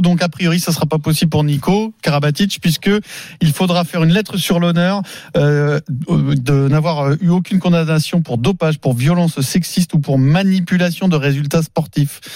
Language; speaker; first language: French; native; French